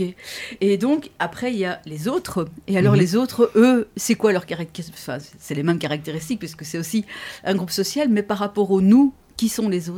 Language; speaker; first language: French; native; French